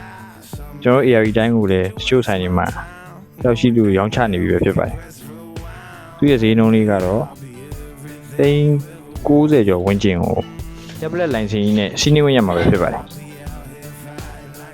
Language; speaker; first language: Burmese; native; Burmese